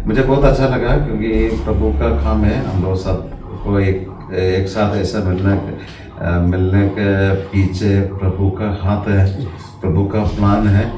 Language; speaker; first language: Hindi; non-native, local second language; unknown